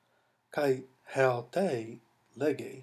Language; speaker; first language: Greek; non-native, fluent; English